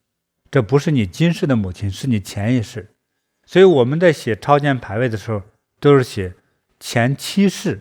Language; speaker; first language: Chinese; native; Chinese